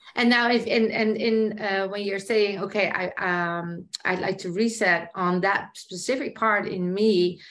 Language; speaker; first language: English; non-native, fluent; Dutch